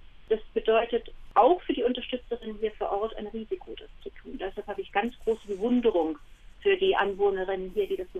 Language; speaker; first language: German; native; German